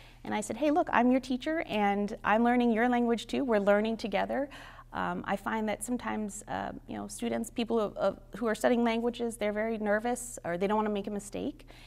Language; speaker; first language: English; native; English